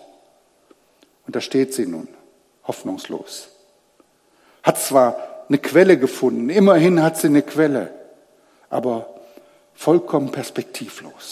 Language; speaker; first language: German; native; German